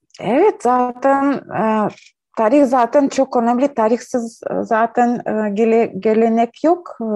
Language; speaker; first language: Turkish; non-native, learner; Ukrainian